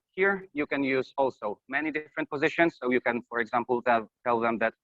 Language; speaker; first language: English; non-native, fluent; Polish